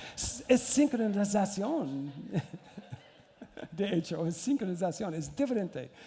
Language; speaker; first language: Spanish; non-native, learner; English